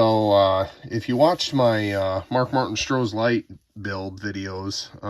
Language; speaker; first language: English; native; English